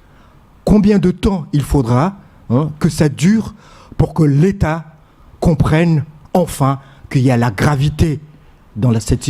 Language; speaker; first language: French; non-native, local second language; Comorian